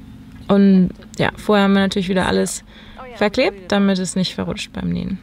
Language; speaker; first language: German; native; German